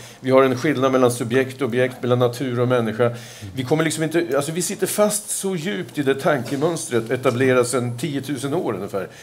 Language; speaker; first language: Swedish; native; Swedish